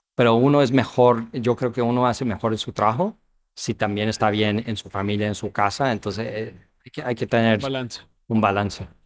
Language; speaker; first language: Spanish; non-native, fluent; English